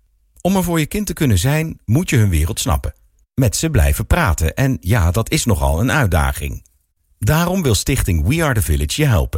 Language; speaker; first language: Dutch; native; Dutch